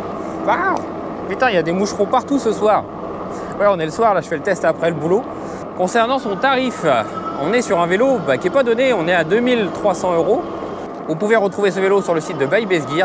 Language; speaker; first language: French; native; French